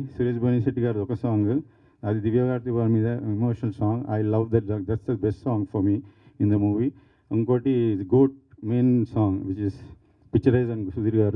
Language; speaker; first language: Telugu; native; Telugu